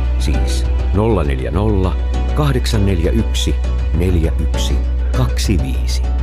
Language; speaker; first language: Finnish; native; Finnish